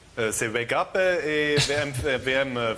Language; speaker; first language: French; non-native, learner; German